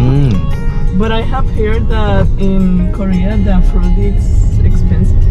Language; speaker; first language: English; non-native, learner; Spanish